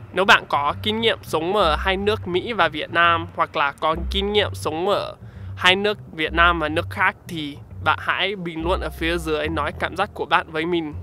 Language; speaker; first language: Vietnamese; non-native, fluent; English